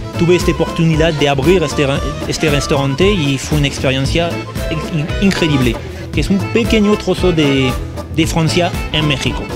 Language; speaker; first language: Spanish; non-native, fluent; French